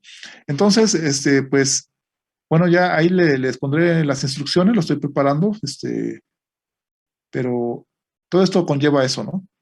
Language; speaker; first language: Spanish; native; Spanish